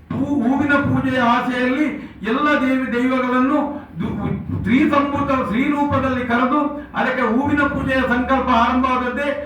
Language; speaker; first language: Kannada; non-native, local second language; Tulu